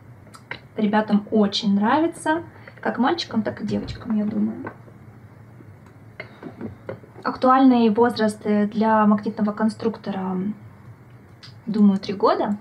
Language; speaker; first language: Russian; native; Russian